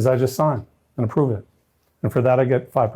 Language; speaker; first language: English; native; English